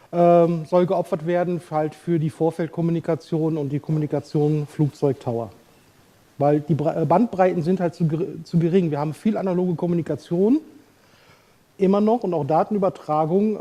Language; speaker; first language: German; native; German